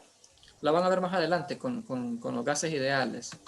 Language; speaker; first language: Spanish; native; Spanish